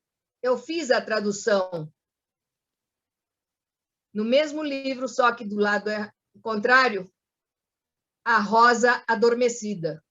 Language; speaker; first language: Portuguese; non-native, fluent; Spanish